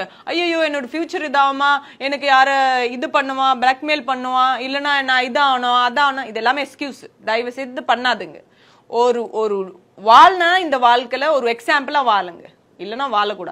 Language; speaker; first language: Tamil; non-native, learner; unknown